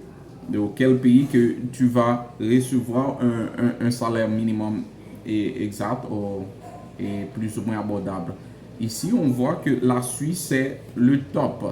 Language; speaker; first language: French; non-native, local second language; Haitian Creole